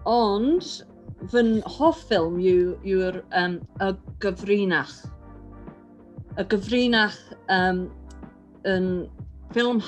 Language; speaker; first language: Welsh; non-native, learner; English